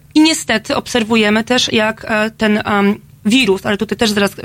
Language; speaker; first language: Polish; native; Polish